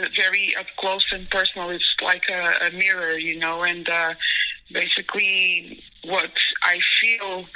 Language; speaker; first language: English; non-native, fluent; Portuguese